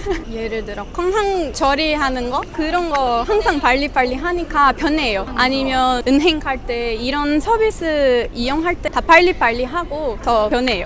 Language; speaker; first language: Korean; non-native, learner; Portuguese